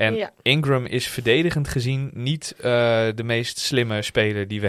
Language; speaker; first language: Dutch; native; Dutch